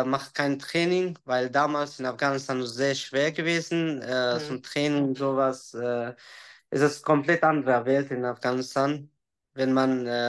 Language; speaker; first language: German; non-native, learner; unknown